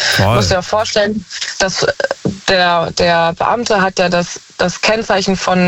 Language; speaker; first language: German; native; German